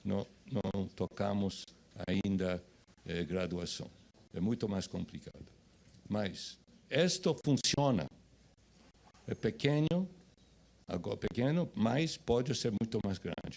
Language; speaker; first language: Portuguese; non-native, fluent; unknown